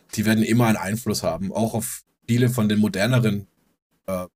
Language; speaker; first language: German; non-native, fluent; Danish